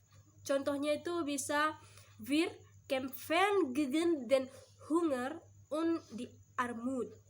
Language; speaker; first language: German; non-native, learner; Indonesian